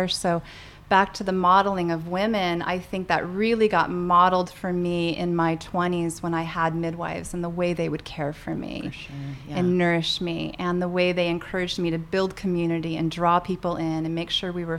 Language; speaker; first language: English; native; English